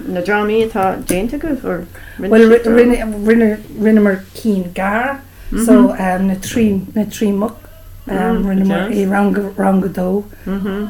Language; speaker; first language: Irish; non-native, local second language; English